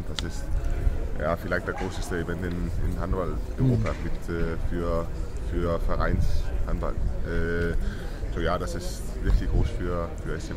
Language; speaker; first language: German; non-native, learner; Danish